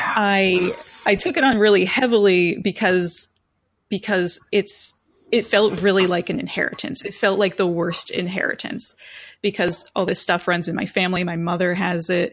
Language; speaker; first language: English; native; English